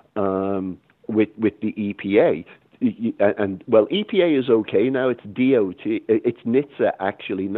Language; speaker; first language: English; native; English